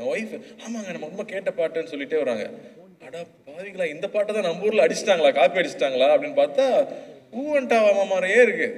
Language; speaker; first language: Tamil; native; Tamil